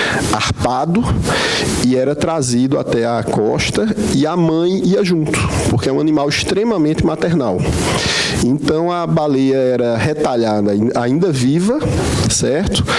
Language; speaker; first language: Portuguese; native; Portuguese